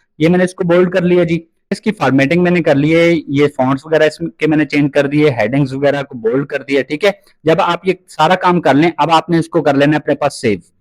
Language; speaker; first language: Urdu; non-native, local second language; Punjabi